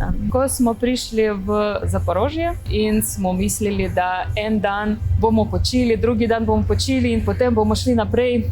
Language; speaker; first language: Slovenian; non-native, learner; Russian